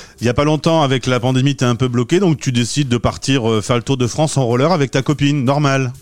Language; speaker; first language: French; native; French